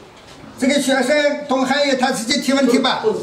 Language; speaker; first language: Chinese; non-native, local second language; Kazakh